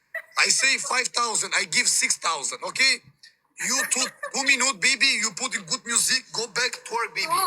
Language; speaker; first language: English; non-native, learner; Albanian